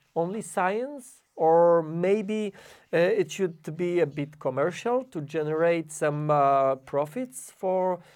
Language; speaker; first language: English; non-native, fluent; Polish